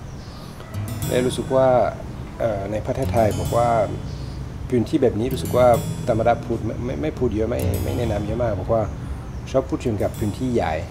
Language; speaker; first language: Thai; non-native, learner; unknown